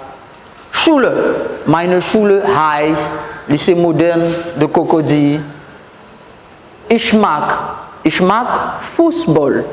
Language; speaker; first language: German; non-native, fluent; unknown